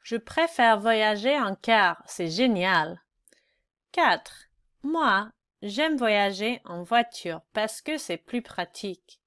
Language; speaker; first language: French; non-native, fluent; English